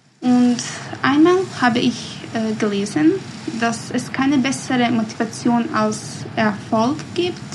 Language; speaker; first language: German; non-native, learner; Bosnian